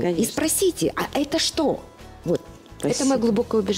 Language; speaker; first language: Russian; native; Russian